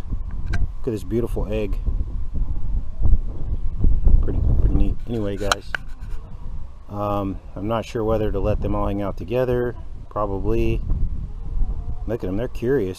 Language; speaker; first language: English; native; English